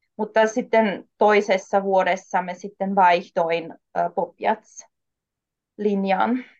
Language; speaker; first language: Finnish; non-native, fluent; German